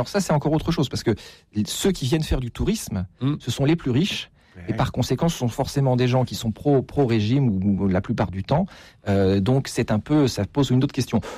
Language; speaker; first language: French; native; French